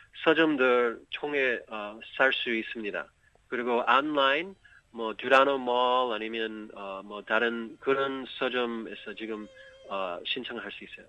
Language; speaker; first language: Korean; early bilingual, heritage; Korean